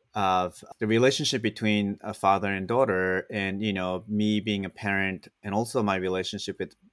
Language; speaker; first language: English; non-native, fluent; Japanese